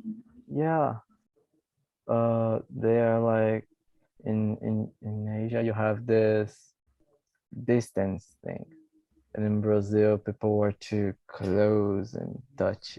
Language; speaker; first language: English; non-native, fluent; Portuguese